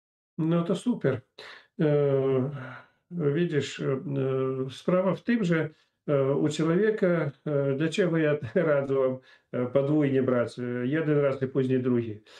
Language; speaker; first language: Polish; non-native, fluent; Russian